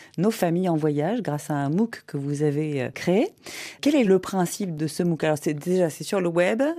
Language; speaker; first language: French; native; French